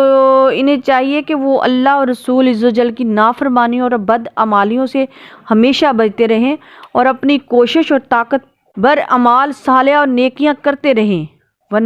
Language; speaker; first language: Urdu; native; Urdu